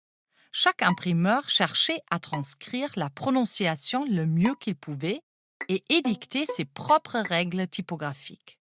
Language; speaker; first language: French; non-native, fluent; German